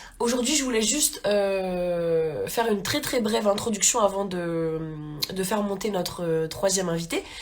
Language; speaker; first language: French; native; French